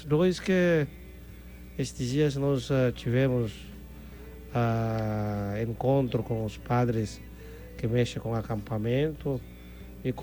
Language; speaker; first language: Portuguese; non-native, fluent; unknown